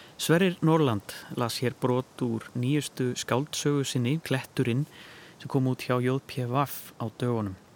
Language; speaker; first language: Icelandic; native; Icelandic